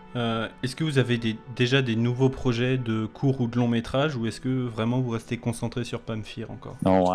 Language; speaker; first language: French; native; French